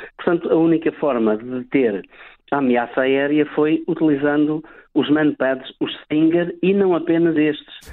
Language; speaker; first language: Portuguese; native; Portuguese